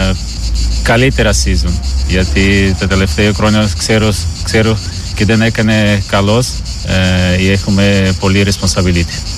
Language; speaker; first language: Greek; non-native, learner; Portuguese